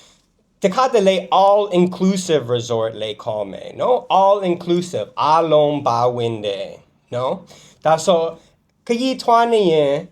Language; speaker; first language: Burmese; non-native, fluent; English